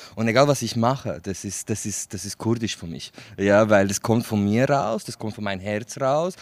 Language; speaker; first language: German; non-native, fluent; Kurdish